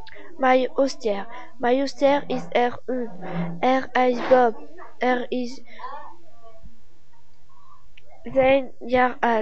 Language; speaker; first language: German; non-native, learner; French